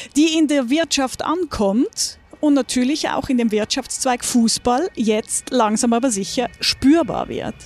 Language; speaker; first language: German; native; German